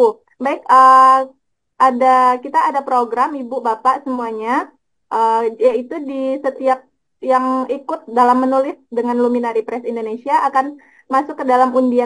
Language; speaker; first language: Indonesian; native; Indonesian